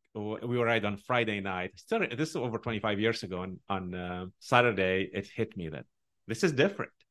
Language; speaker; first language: English; non-native, fluent; Arabic